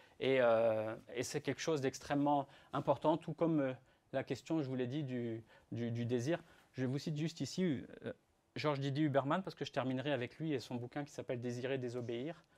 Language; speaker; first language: French; native; French